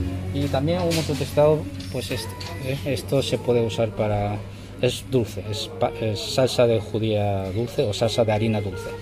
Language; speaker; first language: Spanish; non-native, fluent; Chinese